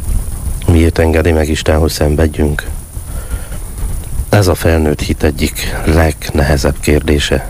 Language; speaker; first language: Hungarian; native; Hungarian